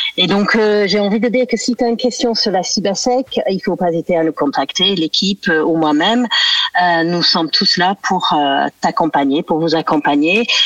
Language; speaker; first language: French; non-native, fluent; English